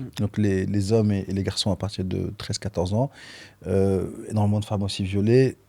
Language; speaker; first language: French; early bilingual, other home language; Arabic